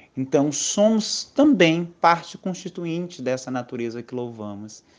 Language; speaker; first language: Portuguese; native; Portuguese